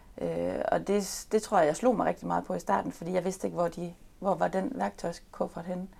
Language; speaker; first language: Danish; native; Danish